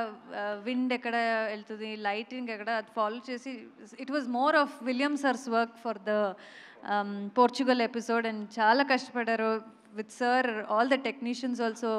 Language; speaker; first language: Telugu; non-native, local second language; Kannada